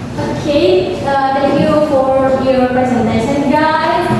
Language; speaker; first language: English; non-native, learner; Indonesian